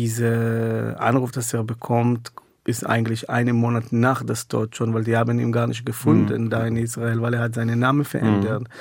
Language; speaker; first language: German; non-native, fluent; Hebrew